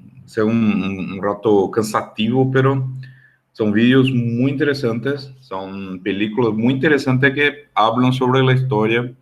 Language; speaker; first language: Spanish; non-native, fluent; Portuguese